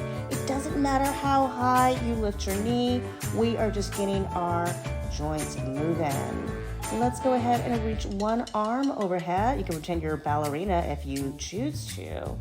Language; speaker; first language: English; native; English